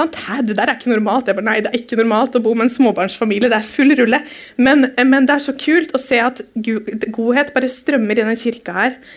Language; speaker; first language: Norwegian; native; Norwegian